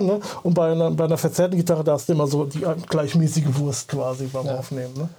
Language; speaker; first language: German; native; German